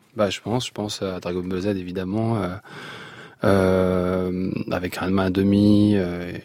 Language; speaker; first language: French; non-native, local second language; Arabic